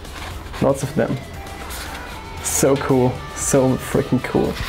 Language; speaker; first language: English; non-native, fluent; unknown